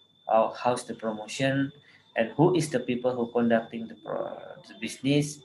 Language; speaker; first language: English; non-native, learner; Indonesian